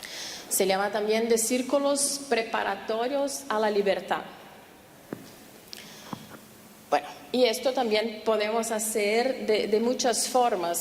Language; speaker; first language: Spanish; non-native, fluent; Portuguese